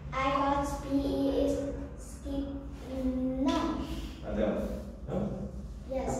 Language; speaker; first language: English; non-native, learner; Vietnamese